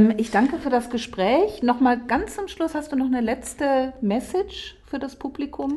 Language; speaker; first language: German; native; German